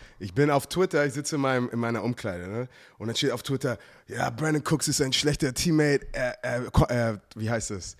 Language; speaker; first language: German; native; German